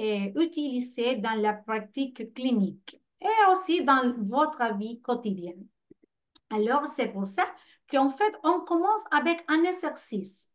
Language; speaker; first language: French; non-native, fluent; Spanish